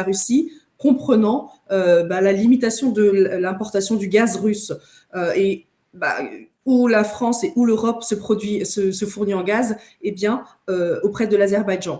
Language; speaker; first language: French; native; French